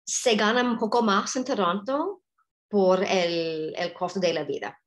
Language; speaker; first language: Spanish; non-native, fluent; English